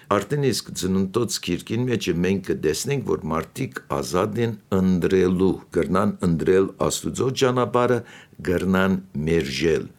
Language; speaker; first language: Armenian; native; Armenian